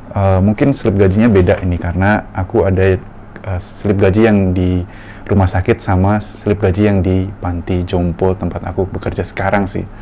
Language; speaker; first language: Indonesian; native; Indonesian